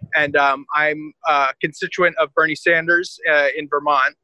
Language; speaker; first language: English; native; English